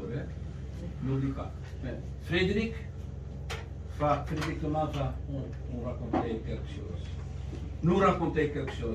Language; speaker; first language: French; non-native, learner; Dutch